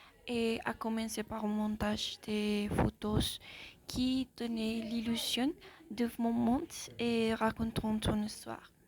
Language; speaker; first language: French; non-native, learner; Spanish